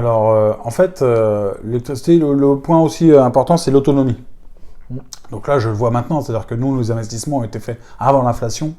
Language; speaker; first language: French; native; French